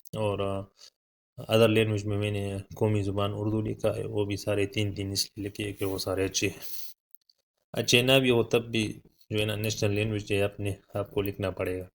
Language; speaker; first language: Urdu; non-native, local second language; Pashto